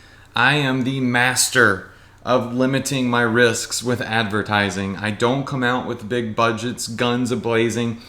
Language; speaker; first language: English; native; English